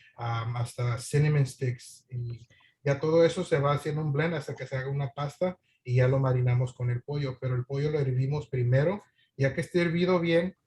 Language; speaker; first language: Spanish; early bilingual, other home language; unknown